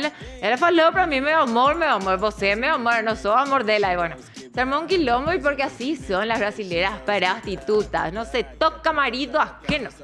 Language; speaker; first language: Spanish; native; Spanish